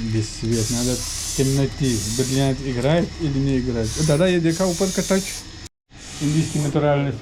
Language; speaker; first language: Russian; non-native, learner; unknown